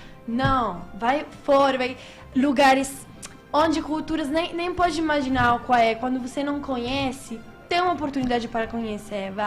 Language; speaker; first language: Portuguese; non-native, fluent; Italian